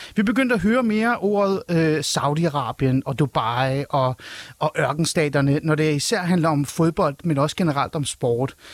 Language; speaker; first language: Danish; early bilingual, other home language; Persian